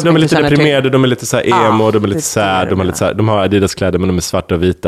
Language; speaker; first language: Swedish; native; Swedish